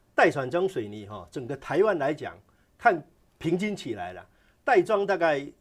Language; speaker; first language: Chinese; native; Chinese